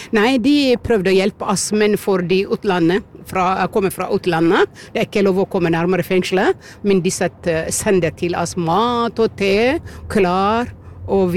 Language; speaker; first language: Norwegian; non-native, learner; Amharic